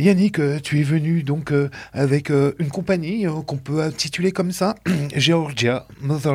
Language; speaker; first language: French; native; French